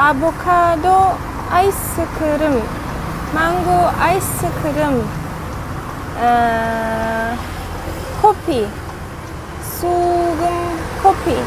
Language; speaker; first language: Korean; non-native, learner; Russian